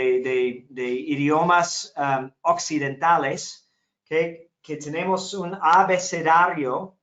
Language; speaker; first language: Spanish; non-native, fluent; English